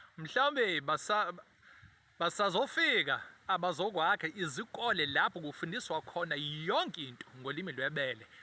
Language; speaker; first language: Zulu; native; Zulu